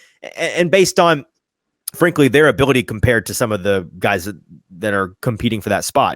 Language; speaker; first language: English; native; English